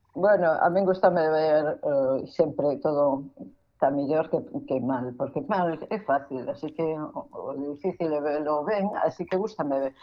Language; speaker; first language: Galician; non-native, local second language; Spanish